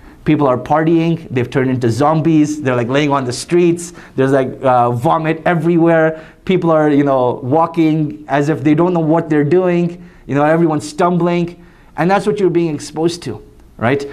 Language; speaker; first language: English; native; English